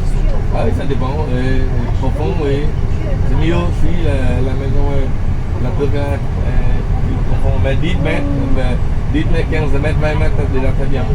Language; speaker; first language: French; non-native, fluent; Vietnamese